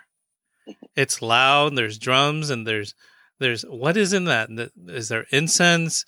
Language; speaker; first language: English; native; English